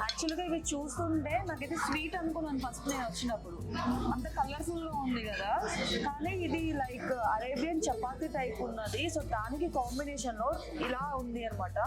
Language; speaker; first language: Telugu; native; Telugu